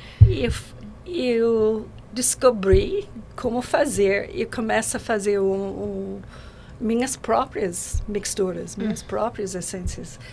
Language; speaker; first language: Portuguese; non-native, fluent; English